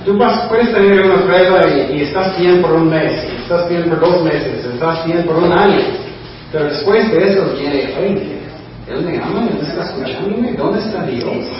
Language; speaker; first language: Spanish; non-native, fluent; English